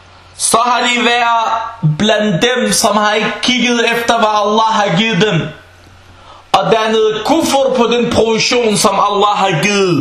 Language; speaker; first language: Danish; non-native, fluent; Arabic